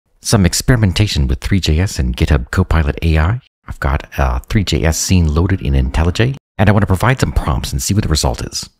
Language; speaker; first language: English; native; English